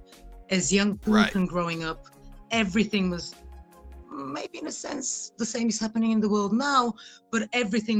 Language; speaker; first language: English; non-native, fluent; Bulgarian